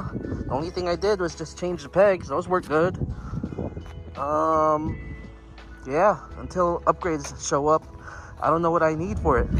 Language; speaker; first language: English; native; English